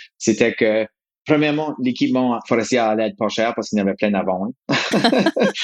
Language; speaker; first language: French; native; French